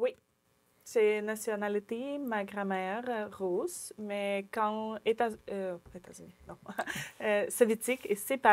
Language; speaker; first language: French; non-native, learner; Ukrainian